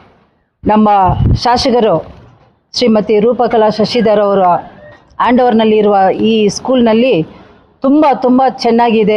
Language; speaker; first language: Kannada; non-native, local second language; Tamil